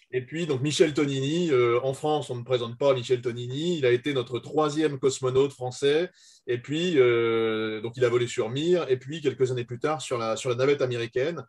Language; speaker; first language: French; native; French